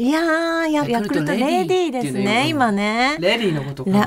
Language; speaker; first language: Japanese; native; Japanese